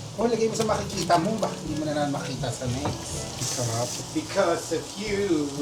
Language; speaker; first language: Filipino; non-native, local second language; Pampanga